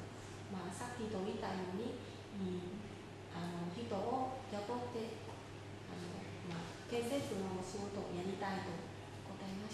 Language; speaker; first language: Japanese; non-native, fluent; Vietnamese